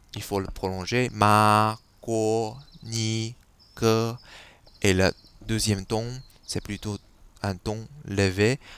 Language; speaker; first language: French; non-native, fluent; Chinese